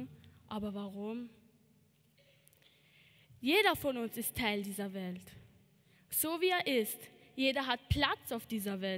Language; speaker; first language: German; early bilingual, other home language; Albanian